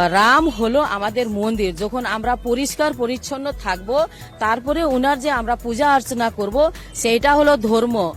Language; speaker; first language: Bangla; non-native, local second language; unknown